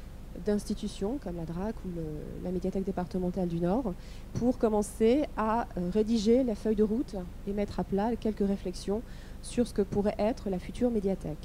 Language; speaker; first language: French; native; French